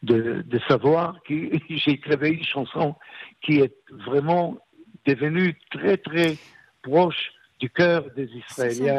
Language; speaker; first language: French; non-native, fluent; Hebrew